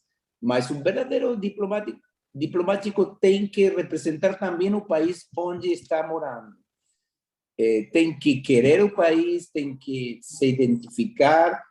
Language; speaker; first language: Portuguese; non-native, fluent; Spanish